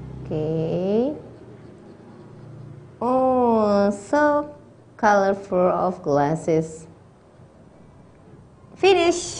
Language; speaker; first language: English; non-native, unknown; Indonesian